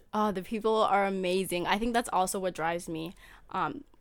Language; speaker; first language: English; early bilingual, other home language; Amharic